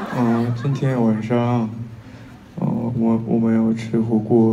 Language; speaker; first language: Chinese; non-native, fluent; Korean